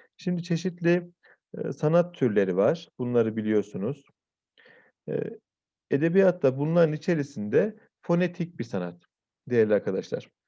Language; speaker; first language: Turkish; native; Turkish